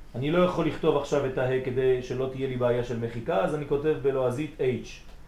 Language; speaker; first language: Hebrew; early bilingual, heritage; Hebrew